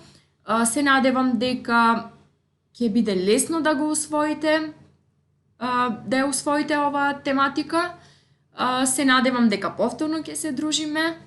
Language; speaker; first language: Macedonian; native; Macedonian